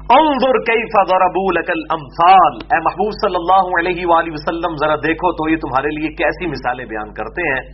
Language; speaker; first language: Urdu; non-native, local second language; Punjabi